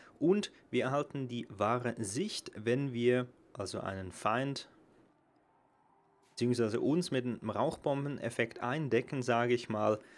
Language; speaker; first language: German; native; German